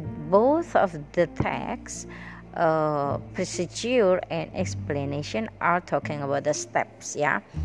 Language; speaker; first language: English; non-native, fluent; Indonesian